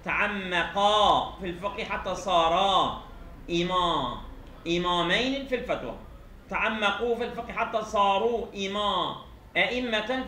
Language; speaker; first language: Arabic; non-native, fluent; Turkish